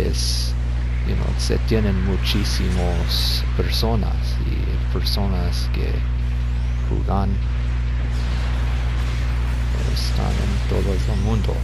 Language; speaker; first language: Spanish; non-native, learner; English